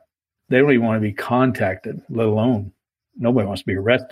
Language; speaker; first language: English; native; English